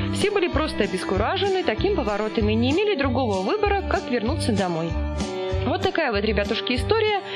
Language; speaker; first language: Russian; non-native, local second language; Belarusian